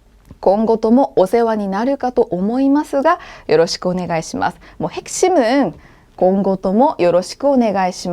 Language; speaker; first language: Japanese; non-native, fluent; Korean